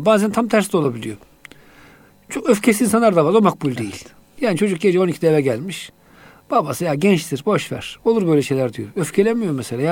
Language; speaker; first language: Turkish; native; Turkish